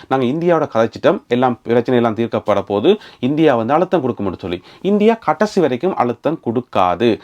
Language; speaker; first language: Tamil; native; Tamil